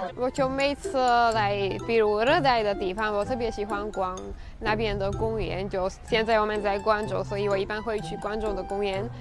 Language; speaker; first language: Chinese; non-native, fluent; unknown